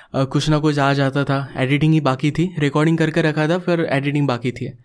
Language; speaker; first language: Hindi; non-native, local second language; Marathi